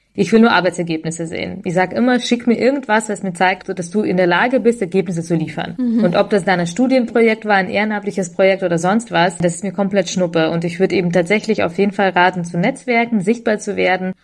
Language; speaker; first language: German; early bilingual, other home language; Ukrainian